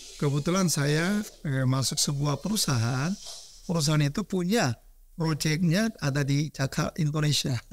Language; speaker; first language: Indonesian; non-native, fluent; Korean